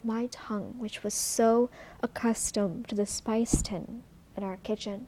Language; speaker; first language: English; early bilingual, other home language; Marathi